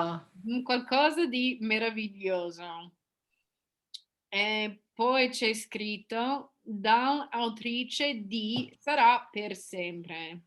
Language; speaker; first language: Italian; non-native, fluent; English